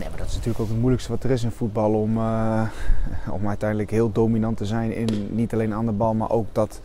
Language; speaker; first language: Dutch; native; Dutch